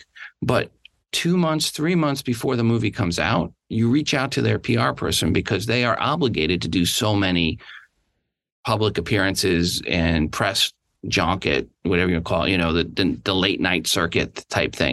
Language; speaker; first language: English; native; English